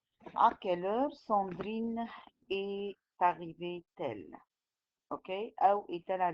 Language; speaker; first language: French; non-native, fluent; Arabic